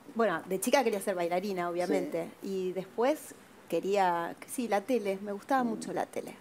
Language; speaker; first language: Spanish; native; Spanish